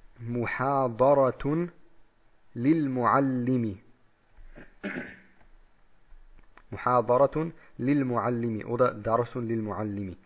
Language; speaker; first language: Arabic; non-native, fluent; German